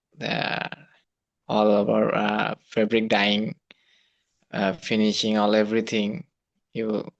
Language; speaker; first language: English; non-native, learner; Bangla